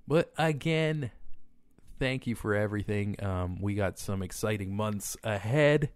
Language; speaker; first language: English; native; English